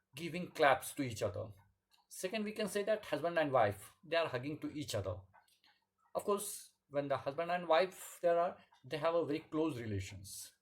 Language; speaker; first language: English; non-native, local second language; Marathi